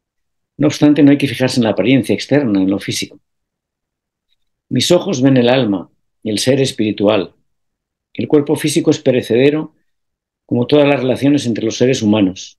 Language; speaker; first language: Spanish; native; Spanish